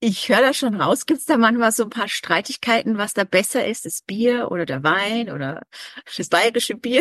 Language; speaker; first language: German; native; German